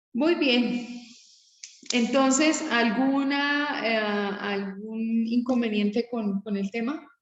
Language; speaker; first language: Spanish; native; Spanish